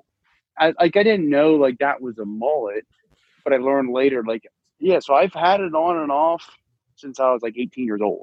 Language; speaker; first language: English; native; English